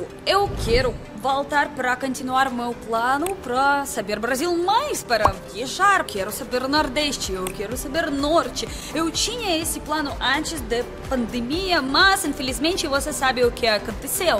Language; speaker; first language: Portuguese; non-native, learner; Russian